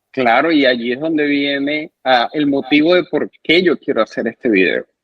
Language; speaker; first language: Spanish; native; Spanish